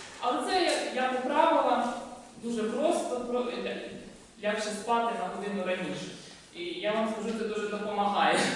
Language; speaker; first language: Ukrainian; non-native, local second language; Russian